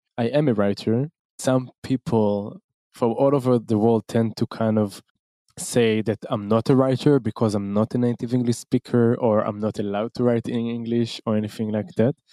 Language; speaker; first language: English; non-native, fluent; Hebrew